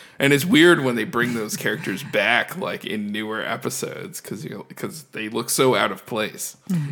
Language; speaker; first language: English; native; English